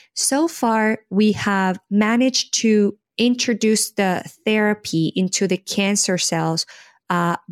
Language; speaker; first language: English; non-native, fluent; Spanish